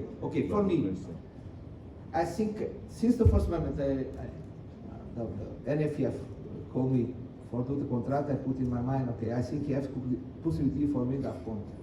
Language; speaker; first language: English; non-native, learner; Portuguese